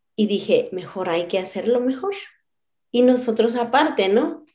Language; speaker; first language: Spanish; non-native, local second language; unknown